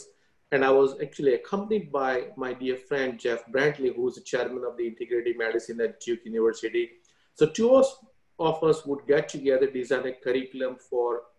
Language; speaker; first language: English; non-native, local second language; Gujarati